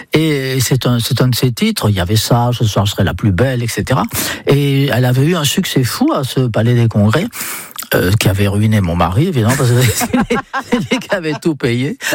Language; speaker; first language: French; non-native, fluent; English